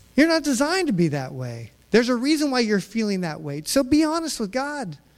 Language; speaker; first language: English; native; English